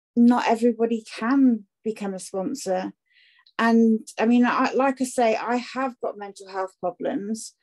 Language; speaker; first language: English; native; English